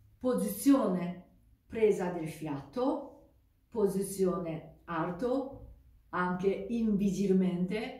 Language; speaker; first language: Italian; non-native, fluent; Japanese